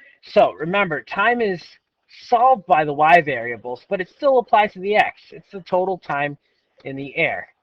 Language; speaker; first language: English; native; English